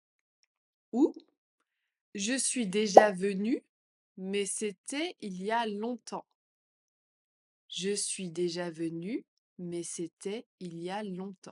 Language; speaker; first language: French; native; French